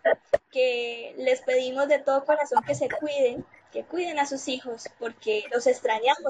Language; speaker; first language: Spanish; native; Spanish